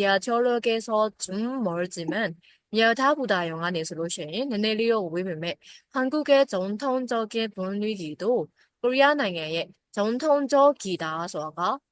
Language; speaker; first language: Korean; non-native, fluent; Burmese